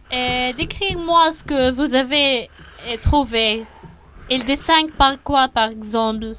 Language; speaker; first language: French; non-native, learner; Arabic